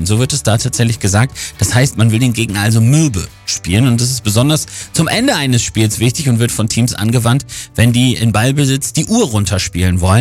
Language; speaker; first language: German; native; German